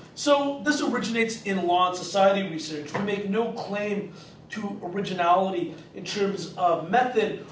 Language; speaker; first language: English; native; English